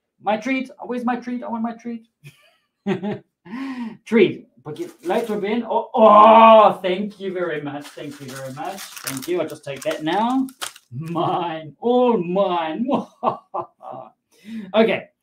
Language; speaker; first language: English; native; English